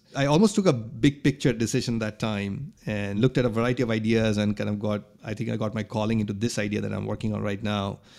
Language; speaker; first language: English; non-native, local second language; Bangla